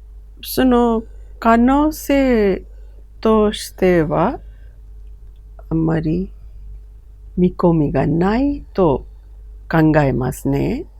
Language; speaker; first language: Japanese; non-native, fluent; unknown